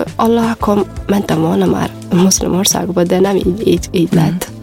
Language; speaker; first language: Hungarian; non-native, fluent; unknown